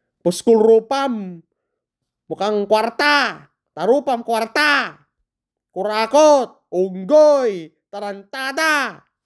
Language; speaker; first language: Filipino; non-native, local second language; Iloko